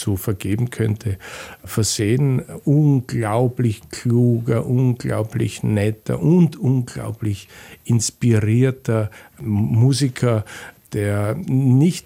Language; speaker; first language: German; native; German